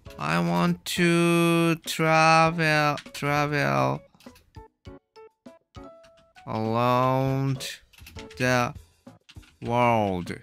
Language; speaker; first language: English; non-native, learner; Japanese